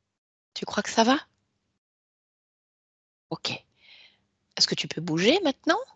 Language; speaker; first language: French; native; French